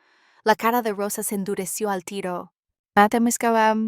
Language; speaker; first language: Spanish; native; Spanish